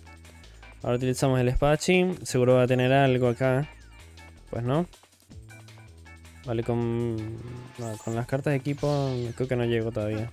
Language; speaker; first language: Spanish; native; Spanish